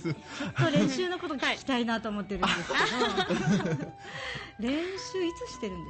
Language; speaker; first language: Japanese; native; Japanese